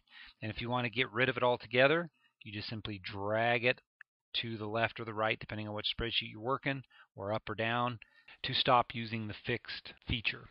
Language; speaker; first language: English; native; English